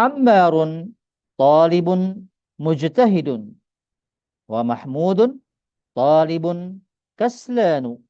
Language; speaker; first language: Arabic; non-native, fluent; Indonesian